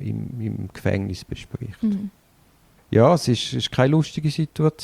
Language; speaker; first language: German; native; German